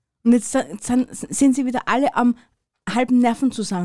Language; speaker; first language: German; native; German